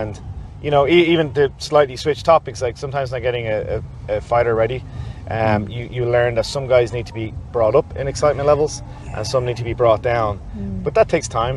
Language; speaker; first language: English; native; English